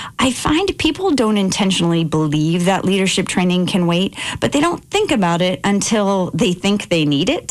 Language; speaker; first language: English; native; English